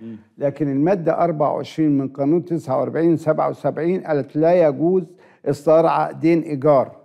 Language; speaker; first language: Arabic; native; Arabic